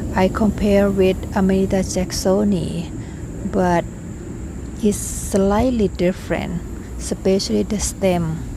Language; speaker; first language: English; non-native, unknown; Thai